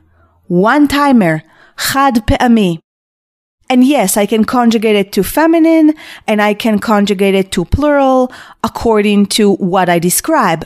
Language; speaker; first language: English; non-native, fluent; Hebrew